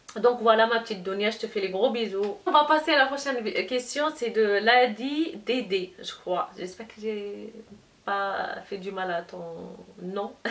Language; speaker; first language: French; non-native, local second language; Arabic